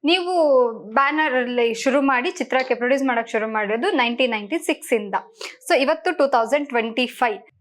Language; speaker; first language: Kannada; native; Kannada